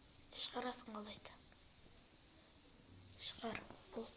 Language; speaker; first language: Kazakh; native; Kazakh